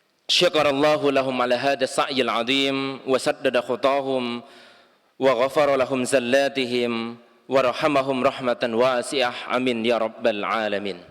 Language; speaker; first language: Arabic; non-native, fluent; Indonesian